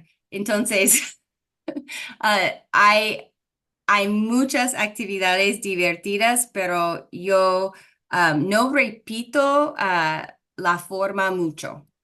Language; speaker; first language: Spanish; non-native, fluent; English